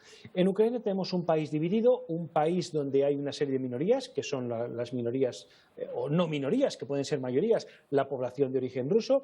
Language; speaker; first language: Spanish; native; Spanish